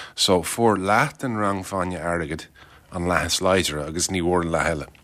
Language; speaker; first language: Irish; non-native, local second language; English